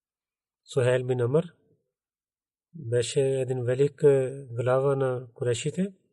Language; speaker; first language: Bulgarian; non-native, learner; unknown